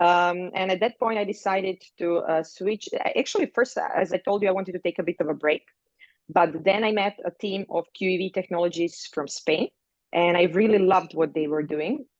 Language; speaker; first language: English; non-native, fluent; Croatian